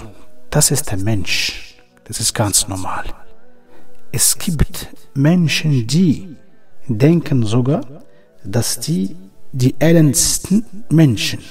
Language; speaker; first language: German; non-native, fluent; Arabic